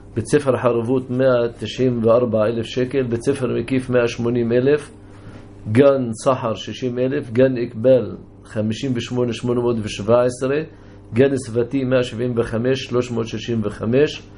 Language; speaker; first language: Hebrew; non-native, local second language; Arabic